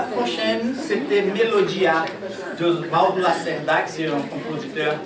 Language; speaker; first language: French; non-native, fluent; Portuguese